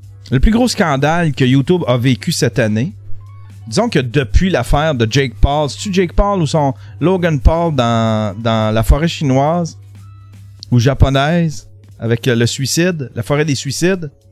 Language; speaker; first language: French; native; French